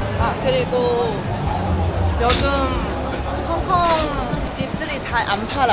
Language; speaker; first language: Korean; non-native, fluent; Cantonese